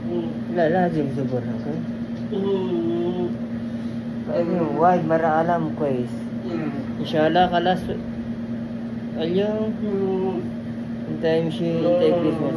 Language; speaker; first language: Arabic; non-native, learner; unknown